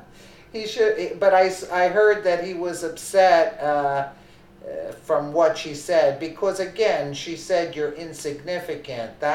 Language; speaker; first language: English; native; English